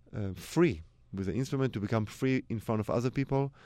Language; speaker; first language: English; non-native, fluent; Hebrew